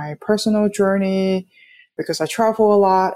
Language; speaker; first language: English; non-native, local second language; Cantonese